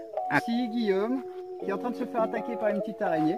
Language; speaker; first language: French; native; French